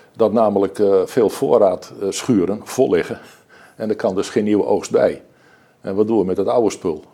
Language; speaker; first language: Dutch; native; Dutch